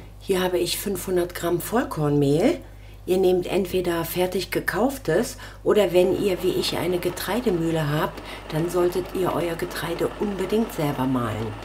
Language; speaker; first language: German; native; German